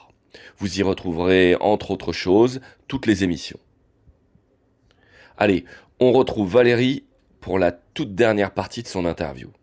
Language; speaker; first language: French; native; French